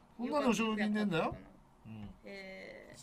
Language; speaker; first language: Japanese; native; Japanese